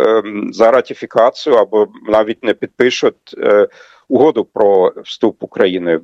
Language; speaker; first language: Ukrainian; non-native, fluent; German